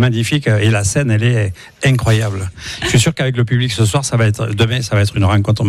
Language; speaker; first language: French; native; French